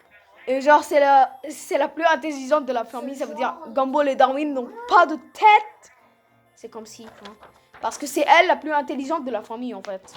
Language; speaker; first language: French; native; French